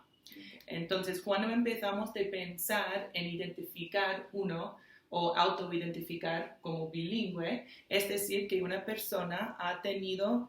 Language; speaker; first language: Spanish; non-native, fluent; English